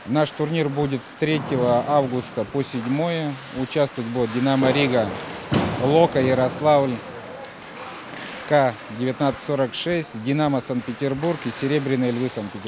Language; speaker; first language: Russian; native; Russian